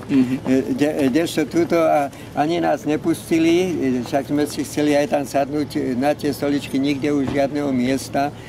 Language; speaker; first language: Slovak; native; Slovak